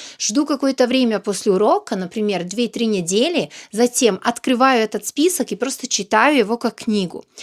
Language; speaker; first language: Russian; non-native, fluent; Serbian